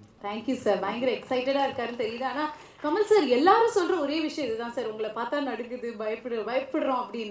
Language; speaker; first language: Tamil; native; Tamil